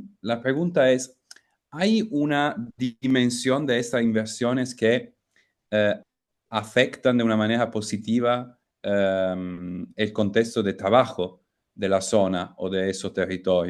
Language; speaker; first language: Spanish; non-native, fluent; Italian